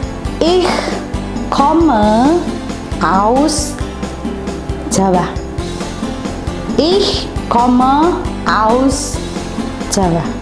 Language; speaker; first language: German; non-native, fluent; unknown